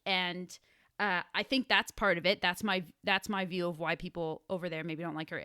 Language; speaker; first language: English; native; English